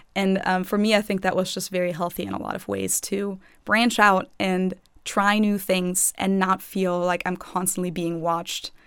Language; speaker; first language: English; non-native, fluent; German